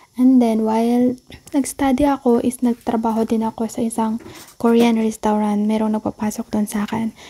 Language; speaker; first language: Filipino; non-native, local second language; Cebuano